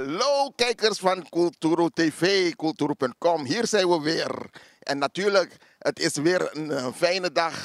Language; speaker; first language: Dutch; native; Dutch